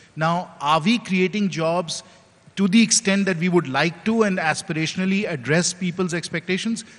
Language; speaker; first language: English; non-native, local second language; Hindi